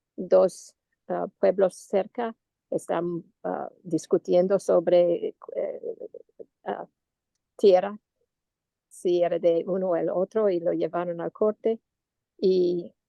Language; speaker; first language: Spanish; non-native, learner; English